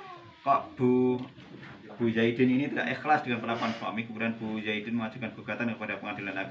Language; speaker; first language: Indonesian; native; Indonesian